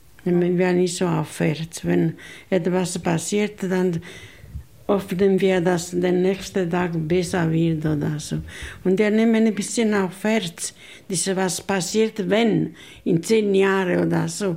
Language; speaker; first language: German; non-native, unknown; Italian